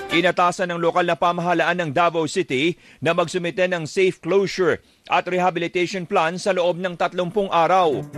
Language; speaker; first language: Filipino; native; Filipino